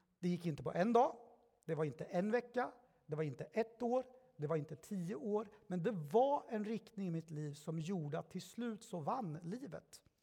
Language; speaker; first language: Swedish; early bilingual, other home language; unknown